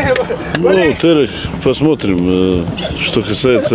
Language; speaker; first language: Russian; non-native, fluent; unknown